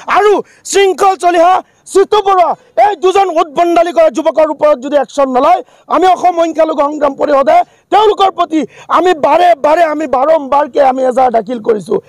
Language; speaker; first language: Assamese; non-native, local second language; Bangla